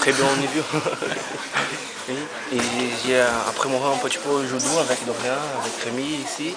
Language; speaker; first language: French; non-native, learner; Portuguese